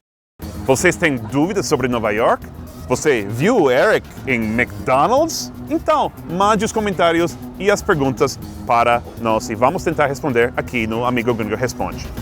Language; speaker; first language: Portuguese; non-native, fluent; English